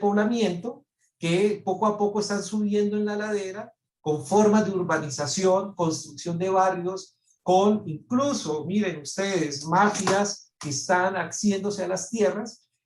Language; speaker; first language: Spanish; native; Spanish